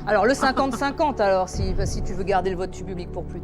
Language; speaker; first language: French; native; French